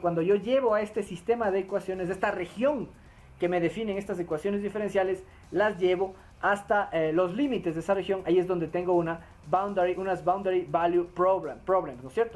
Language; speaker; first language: Spanish; native; Spanish